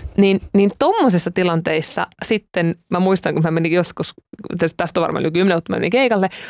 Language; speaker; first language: Finnish; native; Finnish